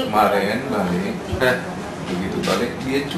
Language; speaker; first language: Indonesian; native; Indonesian